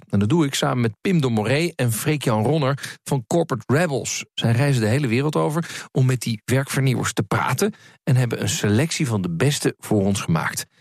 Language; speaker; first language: Dutch; native; Dutch